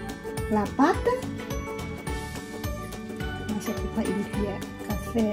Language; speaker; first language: French; non-native, learner; Thai